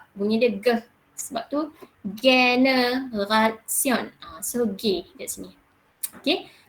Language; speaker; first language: Malay; native; Malay